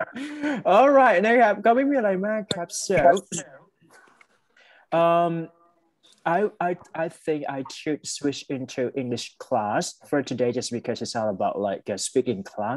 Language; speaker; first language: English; non-native, fluent; Thai